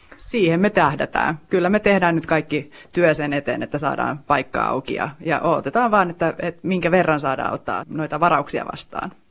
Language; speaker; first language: Finnish; non-native, local second language; Swedish